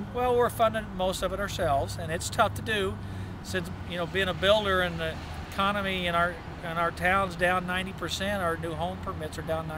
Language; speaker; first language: English; native; English